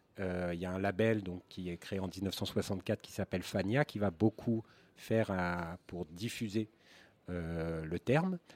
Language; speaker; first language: French; native; French